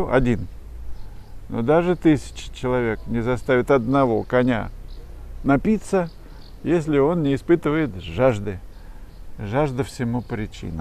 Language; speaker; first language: Russian; native; Russian